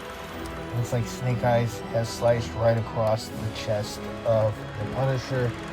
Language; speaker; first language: English; native; English